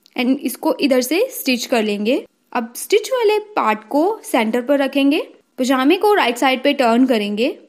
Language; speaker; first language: Hindi; native; Hindi